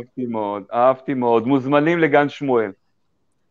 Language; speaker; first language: Hebrew; early bilingual, other home language; Portuguese